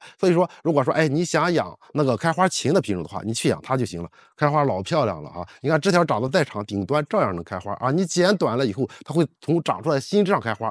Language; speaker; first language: Chinese; native; Chinese